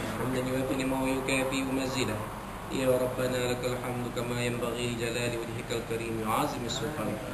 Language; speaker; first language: Arabic; non-native, fluent; Malay